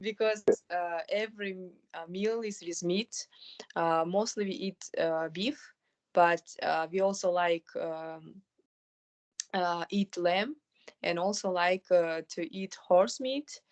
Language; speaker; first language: English; non-native, fluent; Kyrgyz